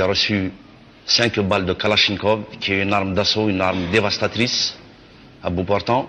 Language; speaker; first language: French; non-native, local second language; Kabyle